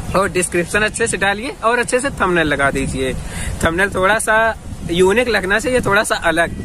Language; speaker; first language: Hindi; native; Hindi